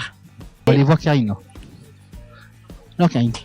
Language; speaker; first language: French; native; French